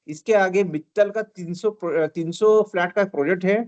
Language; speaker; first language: Hindi; non-native, local second language; Marathi